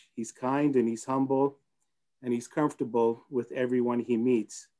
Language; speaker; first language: English; native; English